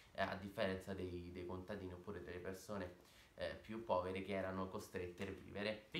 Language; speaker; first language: Italian; native; Italian